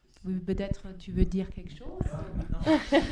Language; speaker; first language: French; non-native, learner; German